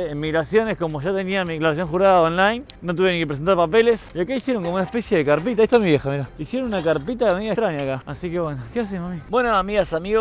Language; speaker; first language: Spanish; native; Spanish